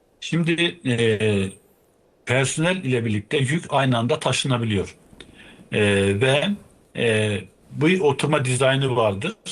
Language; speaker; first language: Turkish; native; Turkish